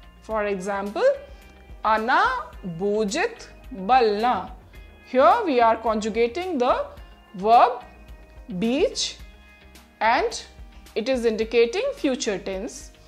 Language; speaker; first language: English; non-native, local second language; Hindi